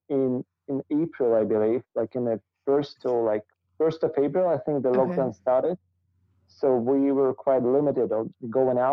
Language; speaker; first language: English; non-native, fluent; Russian